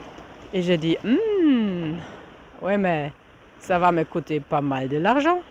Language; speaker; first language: French; non-native, fluent; German